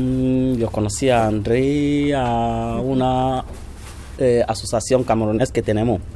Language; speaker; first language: Spanish; non-native, fluent; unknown